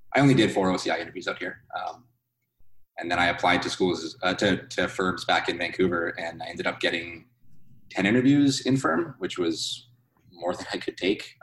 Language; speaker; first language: English; native; English